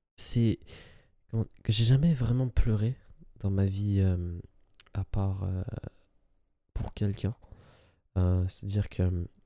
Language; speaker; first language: French; early bilingual, other home language; Arabic